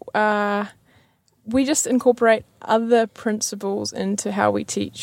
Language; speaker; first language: English; native; English